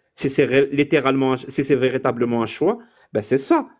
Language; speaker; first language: French; non-native, local second language; Arabic